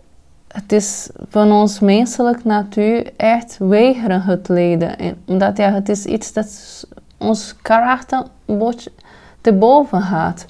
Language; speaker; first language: Dutch; non-native, fluent; Portuguese